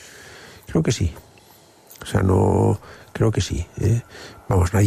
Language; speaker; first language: Spanish; non-native, local second language; Catalan